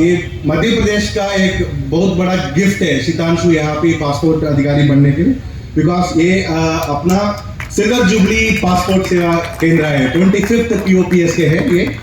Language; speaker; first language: Hindi; non-native, local second language; Tamil